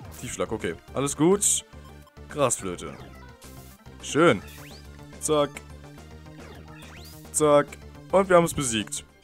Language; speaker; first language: German; native; German